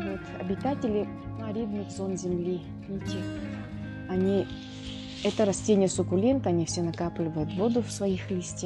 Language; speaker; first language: Russian; native; Russian